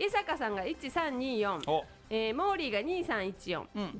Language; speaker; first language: Japanese; native; Japanese